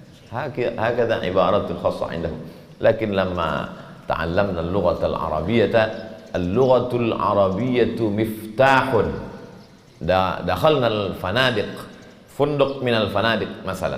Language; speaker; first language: Arabic; non-native, fluent; Indonesian